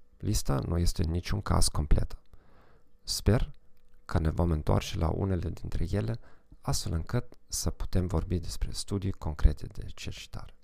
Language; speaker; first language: Romanian; non-native, fluent; German